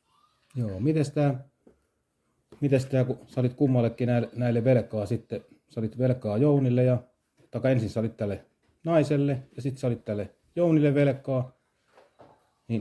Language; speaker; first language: Finnish; native; Finnish